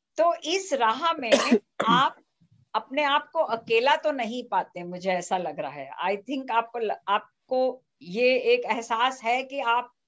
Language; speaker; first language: Hindi; native; Hindi